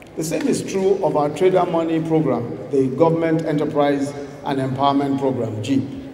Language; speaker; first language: English; non-native, local second language; Yoruba